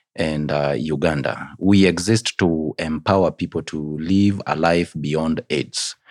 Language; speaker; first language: English; non-native, local second language; Luo (Kenya and Tanzania)